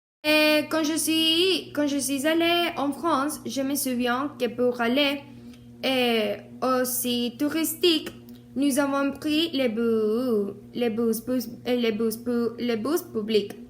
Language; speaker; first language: French; non-native, learner; Spanish